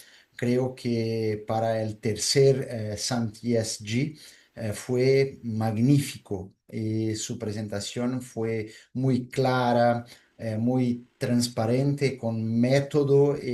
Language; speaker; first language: Spanish; non-native, fluent; Portuguese